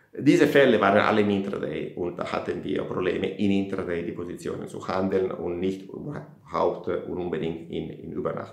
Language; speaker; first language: German; non-native, fluent; Italian